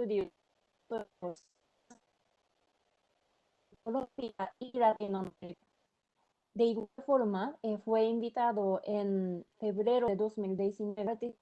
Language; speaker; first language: Spanish; non-native, fluent; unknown